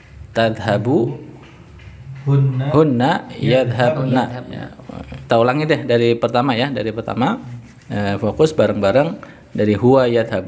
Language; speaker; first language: Indonesian; native; Indonesian